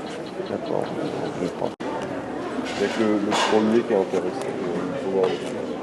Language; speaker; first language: French; native; French